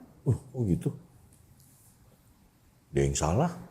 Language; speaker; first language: Indonesian; native; Indonesian